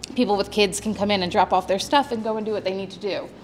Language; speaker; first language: English; native; English